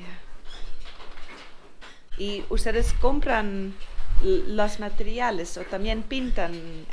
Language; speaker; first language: Spanish; non-native, learner; Dutch